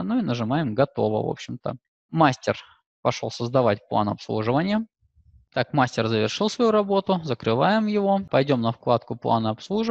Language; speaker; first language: Russian; native; Russian